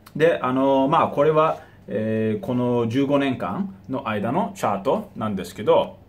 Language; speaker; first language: Japanese; early bilingual, heritage; Japanese